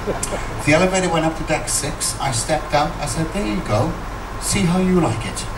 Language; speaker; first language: English; native; English